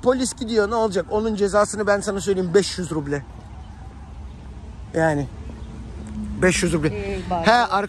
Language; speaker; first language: Turkish; native; Turkish